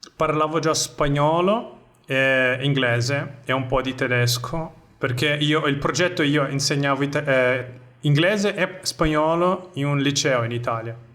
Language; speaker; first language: Italian; non-native, fluent; Portuguese